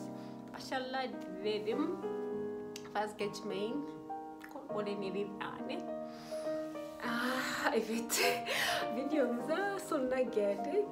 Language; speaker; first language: Turkish; non-native, fluent; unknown